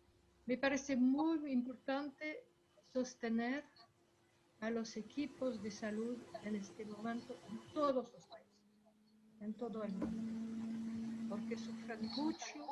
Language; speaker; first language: Spanish; non-native, fluent; French